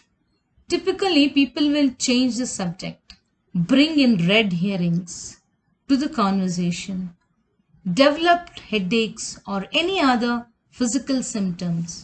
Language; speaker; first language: English; non-native, local second language; Kannada